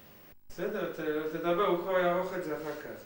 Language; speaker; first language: Hebrew; native; Hebrew